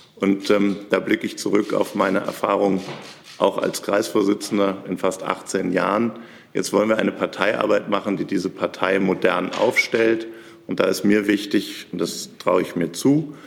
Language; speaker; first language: German; native; German